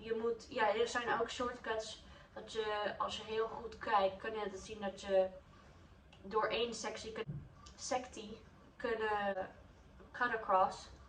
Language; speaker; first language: Dutch; non-native, learner; English